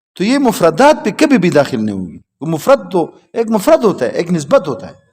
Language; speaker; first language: Urdu; non-native, local second language; Pashto